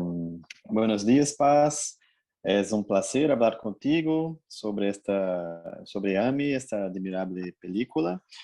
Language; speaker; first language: Spanish; non-native, fluent; Portuguese